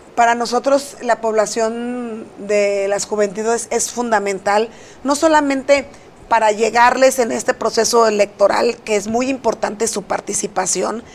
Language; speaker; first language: Spanish; native; Spanish